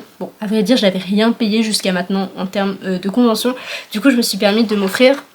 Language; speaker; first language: French; native; French